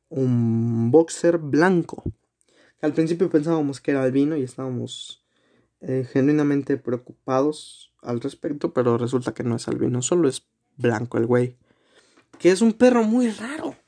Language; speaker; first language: Spanish; native; Spanish